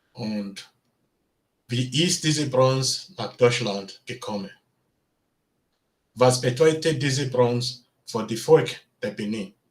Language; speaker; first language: German; non-native, learner; Bini